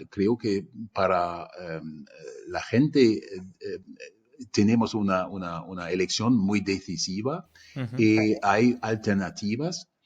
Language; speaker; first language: Spanish; non-native, fluent; German